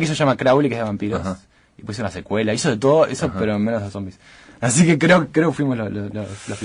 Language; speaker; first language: Spanish; native; Spanish